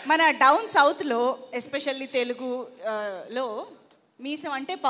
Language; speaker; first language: Telugu; native; Telugu